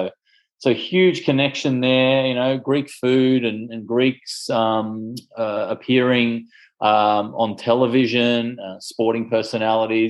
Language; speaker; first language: English; non-native, local second language; Greek